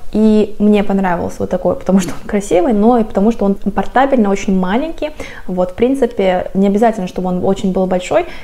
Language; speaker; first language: Russian; non-native, fluent; Korean